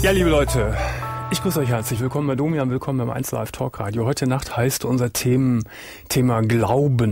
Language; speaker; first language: German; native; German